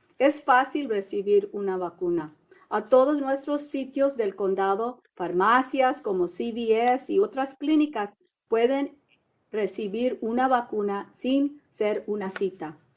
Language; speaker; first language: Spanish; early bilingual, heritage; Spanish